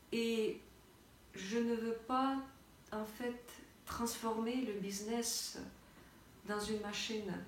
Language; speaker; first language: French; non-native, fluent; Russian